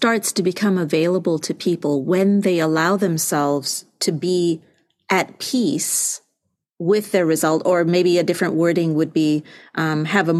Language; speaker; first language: English; non-native, local second language; Malay